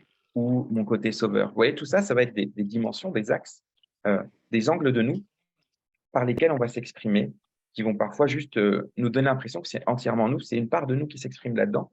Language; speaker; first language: French; native; French